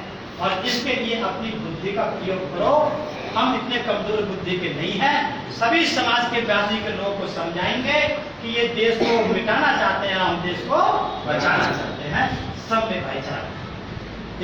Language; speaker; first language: Hindi; native; Hindi